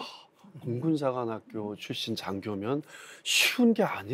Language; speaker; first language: Korean; native; Korean